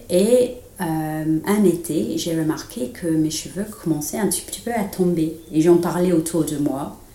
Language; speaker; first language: French; non-native, fluent; English